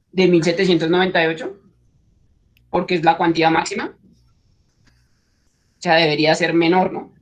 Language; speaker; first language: Spanish; native; Spanish